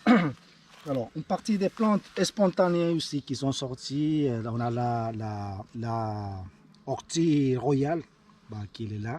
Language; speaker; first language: French; native; French